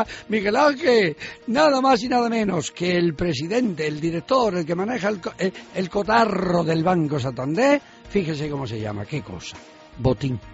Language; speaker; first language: Spanish; native; Spanish